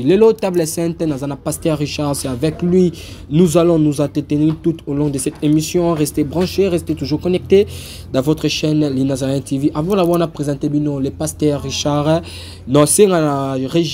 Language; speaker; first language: French; non-native, local second language; Lingala